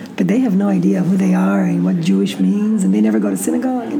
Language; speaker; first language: English; non-native, fluent; Hebrew